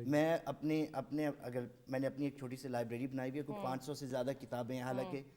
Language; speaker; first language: Urdu; non-native, local second language; Saraiki